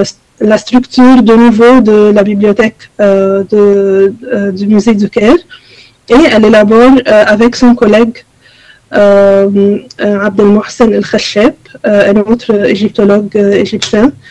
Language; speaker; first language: French; non-native, fluent; Arabic